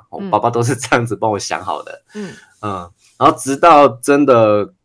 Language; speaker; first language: Chinese; native; Chinese